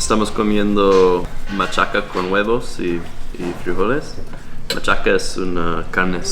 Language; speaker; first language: Spanish; non-native, learner; English